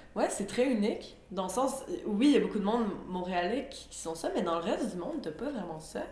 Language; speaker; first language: French; native; French